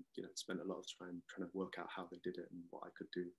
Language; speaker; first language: English; native; English